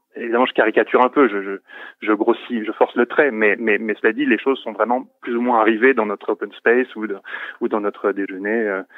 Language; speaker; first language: French; native; French